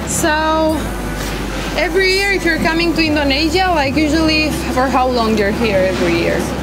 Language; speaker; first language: English; non-native, fluent; Romanian